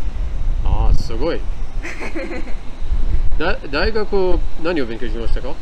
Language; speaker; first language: Japanese; non-native, learner; Khmer